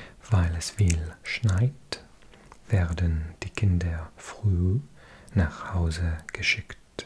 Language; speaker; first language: German; non-native, learner; English